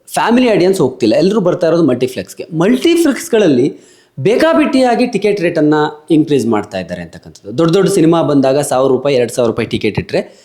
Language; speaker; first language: Kannada; native; Kannada